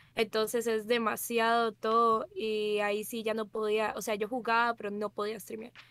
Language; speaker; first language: Spanish; native; Spanish